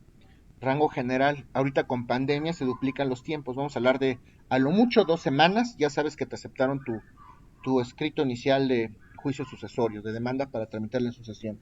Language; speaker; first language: Spanish; native; Spanish